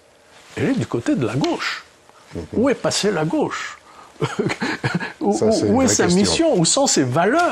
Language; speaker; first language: French; early bilingual, other home language; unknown